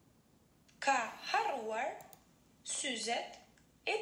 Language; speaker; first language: Albanian; non-native, learner; Finnish